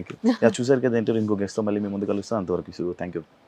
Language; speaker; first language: Telugu; native; Telugu